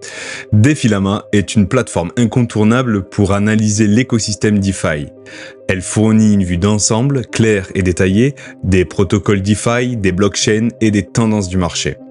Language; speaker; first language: French; native; French